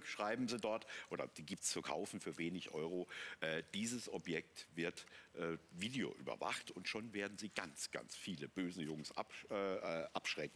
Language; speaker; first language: German; native; German